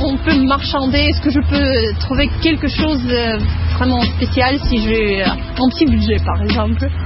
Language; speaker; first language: French; non-native, fluent; Russian